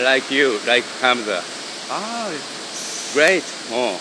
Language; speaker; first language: English; non-native, learner; Japanese